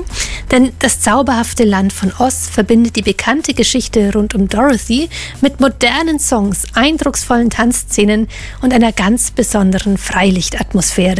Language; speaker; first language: German; native; German